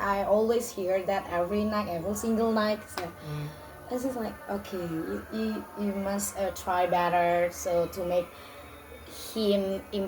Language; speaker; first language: English; non-native, learner; Indonesian